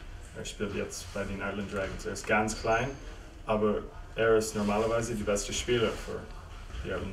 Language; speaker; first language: German; non-native, fluent; English